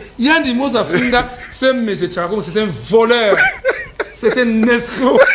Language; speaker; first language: French; non-native, local second language; Lingala